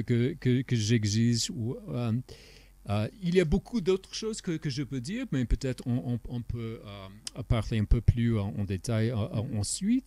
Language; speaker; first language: French; non-native, fluent; English